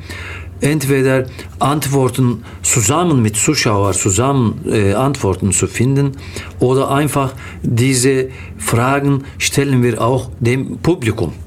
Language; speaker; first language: German; non-native, fluent; Turkish